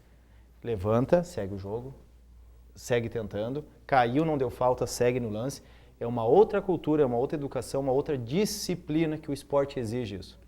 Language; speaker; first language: Portuguese; native; Portuguese